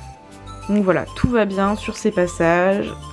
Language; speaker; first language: French; native; French